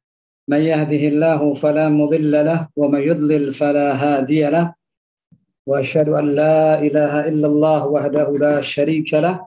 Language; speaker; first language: Arabic; non-native, fluent; Indonesian